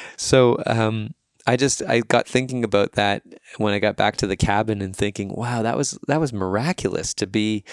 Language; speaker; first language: English; native; English